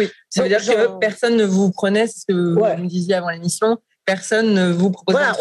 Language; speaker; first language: French; native; French